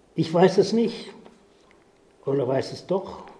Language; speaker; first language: German; native; German